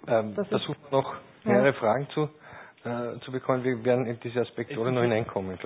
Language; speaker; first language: German; native; German